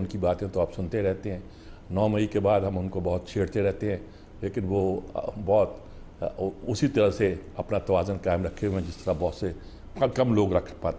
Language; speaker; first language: Urdu; native; Urdu